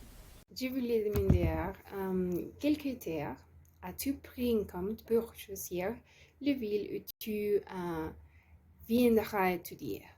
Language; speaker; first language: French; non-native, learner; Spanish